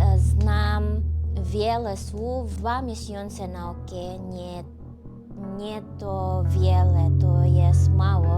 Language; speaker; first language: Polish; non-native, learner; Cebuano